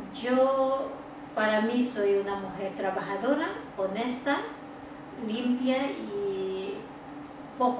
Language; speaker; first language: Spanish; non-native, local second language; Filipino